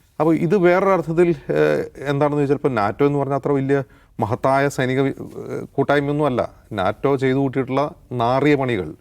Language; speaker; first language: Malayalam; native; Malayalam